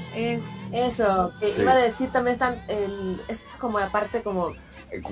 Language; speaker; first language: Spanish; native; Spanish